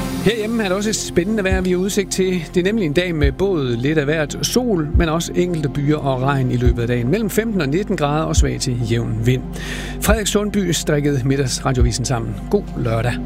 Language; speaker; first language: Danish; native; Danish